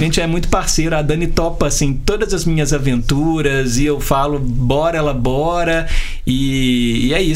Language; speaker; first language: Portuguese; native; Portuguese